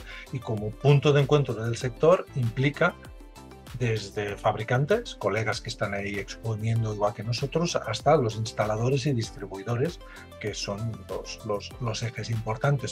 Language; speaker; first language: Spanish; native; Spanish